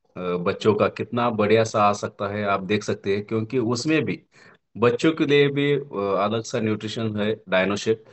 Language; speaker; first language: Hindi; non-native, local second language; Marathi